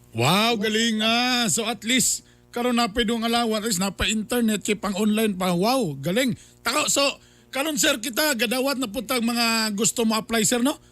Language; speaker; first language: Cebuano; native; Cebuano